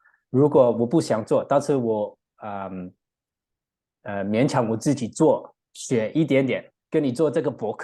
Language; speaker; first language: Chinese; non-native, learner; English